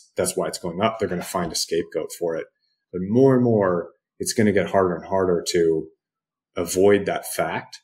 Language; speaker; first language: English; native; English